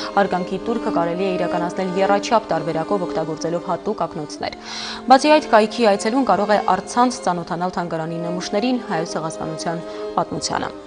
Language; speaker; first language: Armenian; native; Armenian